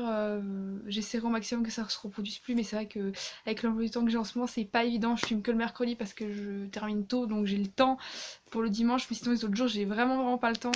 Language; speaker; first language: French; native; French